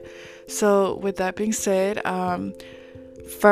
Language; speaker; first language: English; non-native, fluent; Samoan